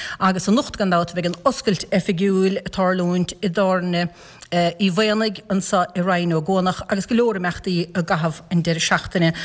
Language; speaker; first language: Irish; native; Irish